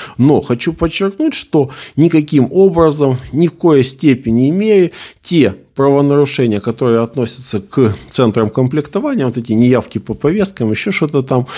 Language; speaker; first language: Russian; native; Russian